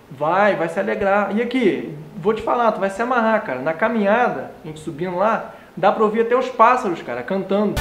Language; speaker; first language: Portuguese; native; Portuguese